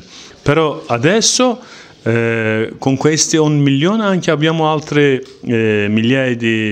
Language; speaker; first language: Italian; non-native, learner; Kurdish